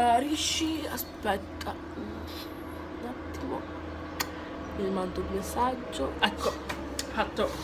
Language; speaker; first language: Italian; early bilingual, other home language; Wolof